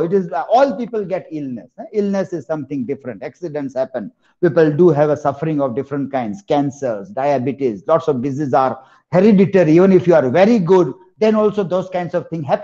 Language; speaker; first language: English; non-native, local second language; Gujarati